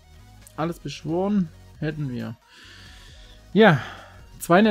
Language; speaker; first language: German; native; German